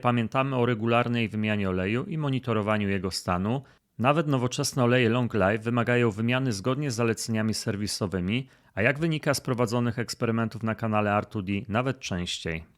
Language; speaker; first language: Polish; native; Polish